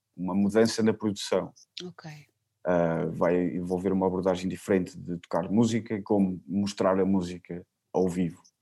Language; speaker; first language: Portuguese; native; Portuguese